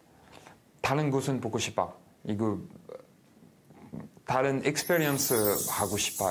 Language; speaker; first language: Korean; non-native, learner; French